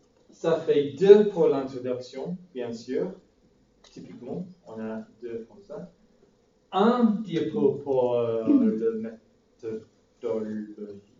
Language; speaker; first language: French; non-native, fluent; English